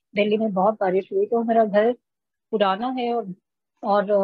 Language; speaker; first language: Hindi; native; Hindi